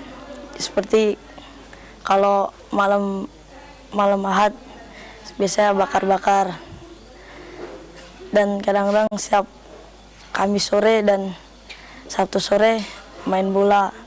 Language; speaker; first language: Indonesian; non-native, local second language; Javanese